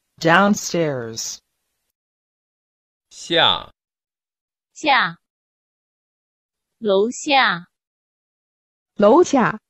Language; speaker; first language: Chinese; non-native, learner; Urdu